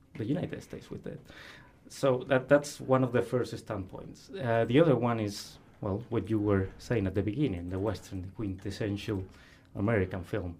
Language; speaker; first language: English; non-native, fluent; Spanish